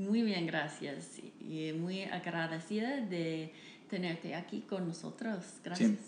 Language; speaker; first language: Spanish; non-native, fluent; English